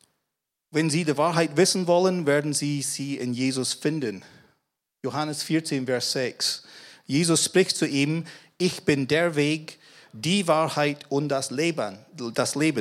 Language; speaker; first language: German; non-native, fluent; English